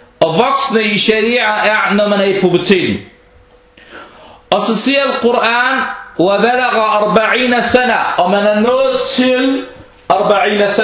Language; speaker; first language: Danish; non-native, fluent; Arabic